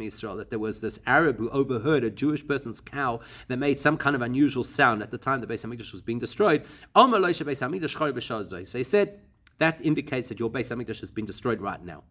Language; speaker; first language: English; native; English